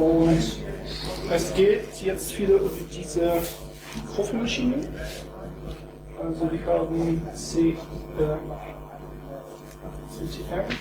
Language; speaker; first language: German; non-native, fluent; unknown